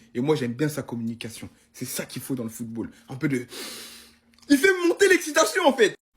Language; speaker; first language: French; native; French